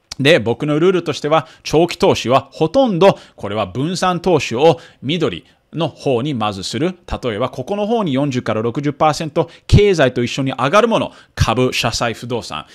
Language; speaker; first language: Japanese; early bilingual, heritage; Japanese